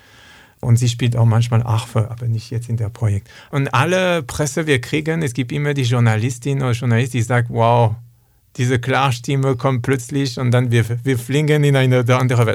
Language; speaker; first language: German; non-native, learner; French